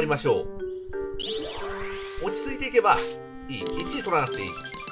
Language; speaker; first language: Japanese; native; Japanese